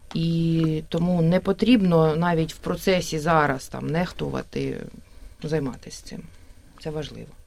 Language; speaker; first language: Ukrainian; native; Ukrainian